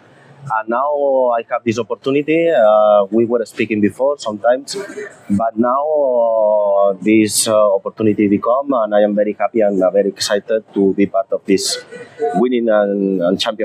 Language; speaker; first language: English; non-native, fluent; Spanish